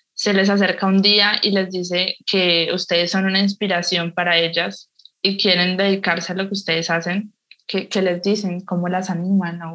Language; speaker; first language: Spanish; native; Spanish